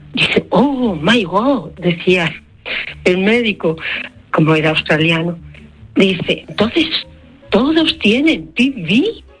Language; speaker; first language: Spanish; native; Spanish